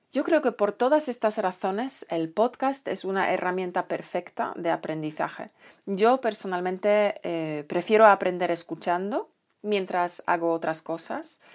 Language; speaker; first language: Spanish; non-native, fluent; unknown